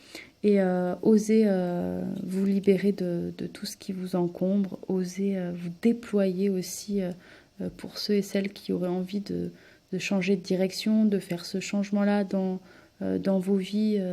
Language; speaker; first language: French; native; French